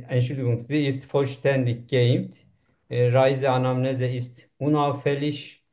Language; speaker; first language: German; non-native, learner; Turkish